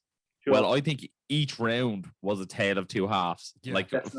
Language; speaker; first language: English; native; English